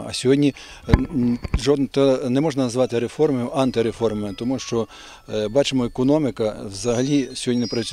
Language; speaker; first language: Ukrainian; native; Ukrainian